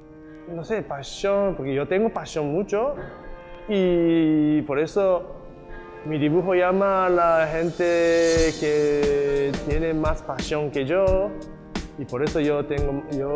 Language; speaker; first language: Spanish; non-native, learner; Japanese